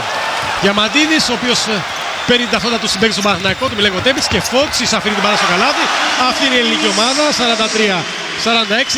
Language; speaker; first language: Greek; native; Greek